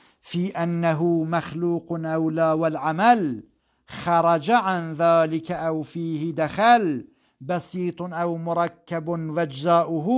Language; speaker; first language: Arabic; non-native, fluent; Central Kurdish